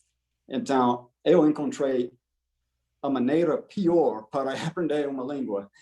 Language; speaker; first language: Portuguese; non-native, fluent; English